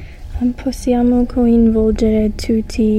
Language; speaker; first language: Italian; non-native, learner; English